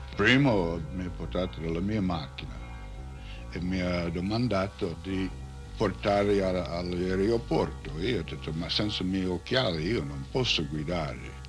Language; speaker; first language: Italian; non-native, learner; English